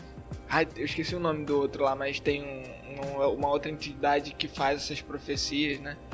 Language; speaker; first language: Portuguese; native; Portuguese